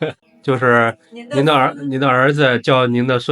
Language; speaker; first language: Chinese; native; Chinese